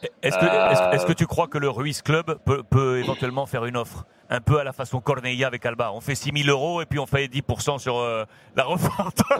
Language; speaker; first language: French; native; French